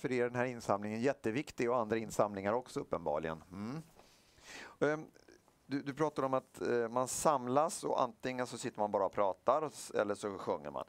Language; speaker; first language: Swedish; native; Swedish